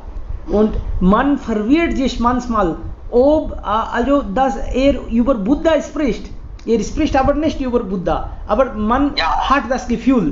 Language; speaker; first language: German; non-native, learner; Hindi